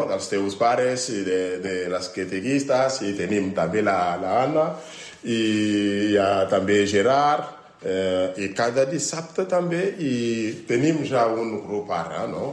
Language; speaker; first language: Catalan; non-native, learner; French